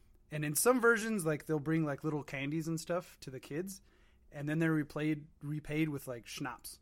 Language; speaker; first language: English; native; English